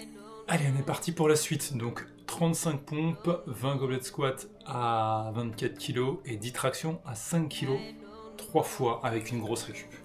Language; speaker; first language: French; native; French